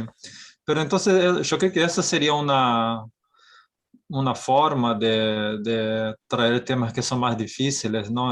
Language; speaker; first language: Spanish; non-native, fluent; Portuguese